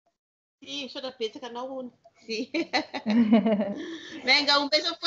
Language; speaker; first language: Spanish; non-native, learner; Malagasy